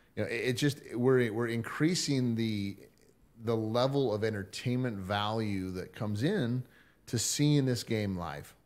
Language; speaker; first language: English; native; English